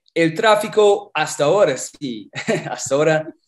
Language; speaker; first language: Spanish; non-native, fluent; English